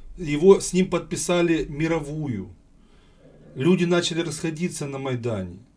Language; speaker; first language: Russian; native; Russian